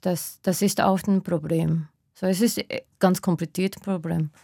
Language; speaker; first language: German; non-native, fluent; Japanese